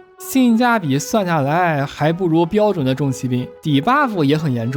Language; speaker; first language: Chinese; native; Chinese